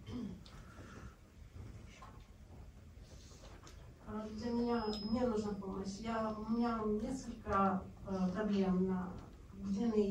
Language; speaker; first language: Russian; non-native, learner; Romanian